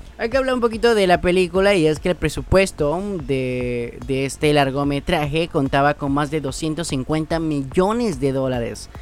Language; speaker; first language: Spanish; native; Spanish